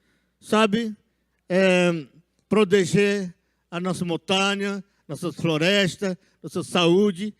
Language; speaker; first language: Portuguese; non-native, local second language; Yanomámi